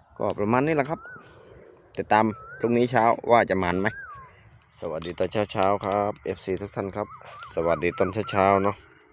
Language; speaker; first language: Thai; native; Thai